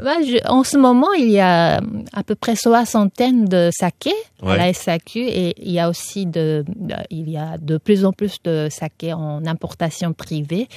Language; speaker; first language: French; non-native, fluent; Japanese